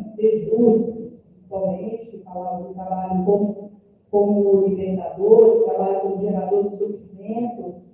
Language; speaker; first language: Portuguese; native; Portuguese